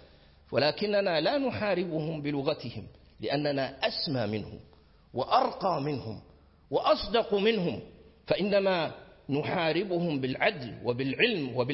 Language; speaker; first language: Arabic; native; Arabic